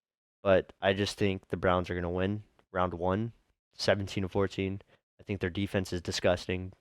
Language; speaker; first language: English; native; English